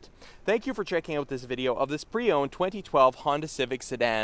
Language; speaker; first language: English; native; English